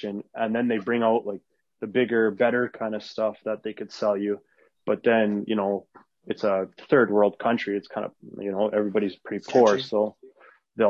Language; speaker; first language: English; non-native, fluent; Arabic